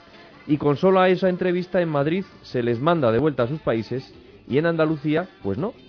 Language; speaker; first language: Spanish; native; Spanish